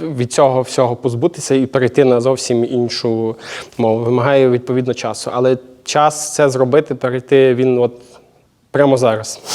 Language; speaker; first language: Ukrainian; native; Ukrainian